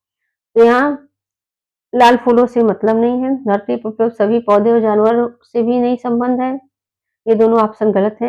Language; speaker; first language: Hindi; native; Hindi